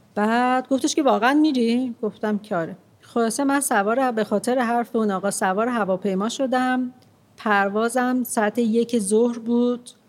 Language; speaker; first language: Persian; non-native, local second language; Armenian